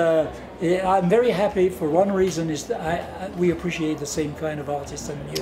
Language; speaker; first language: English; non-native, fluent; French